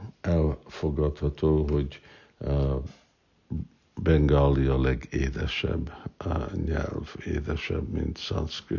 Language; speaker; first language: Hungarian; non-native, fluent; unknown